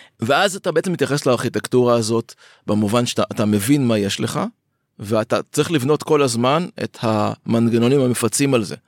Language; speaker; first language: Hebrew; native; Hebrew